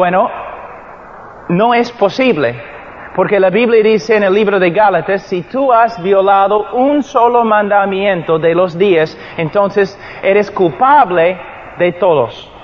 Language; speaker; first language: Spanish; non-native, fluent; English